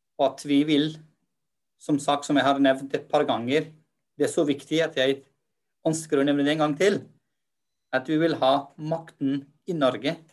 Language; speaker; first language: Norwegian; non-native, fluent; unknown